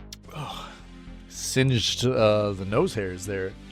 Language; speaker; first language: English; native; English